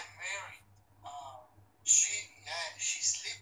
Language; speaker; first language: English; non-native, learner; Romany